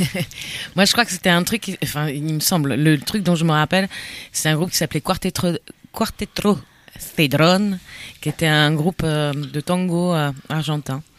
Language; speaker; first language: French; native; French